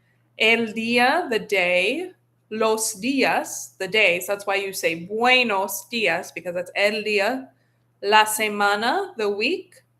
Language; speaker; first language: Spanish; non-native, fluent; English